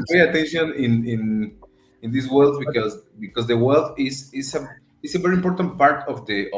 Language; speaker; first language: English; non-native, learner; Spanish